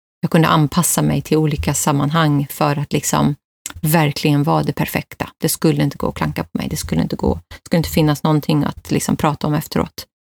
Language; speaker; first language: Swedish; early bilingual, other home language; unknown